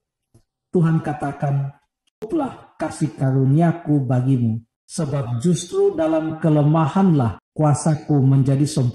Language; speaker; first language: Indonesian; native; Indonesian